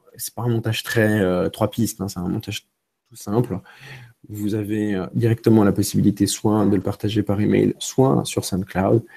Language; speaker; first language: French; early bilingual, other home language; Romanian